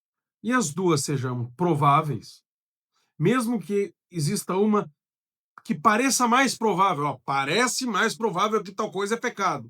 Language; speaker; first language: Portuguese; native; Portuguese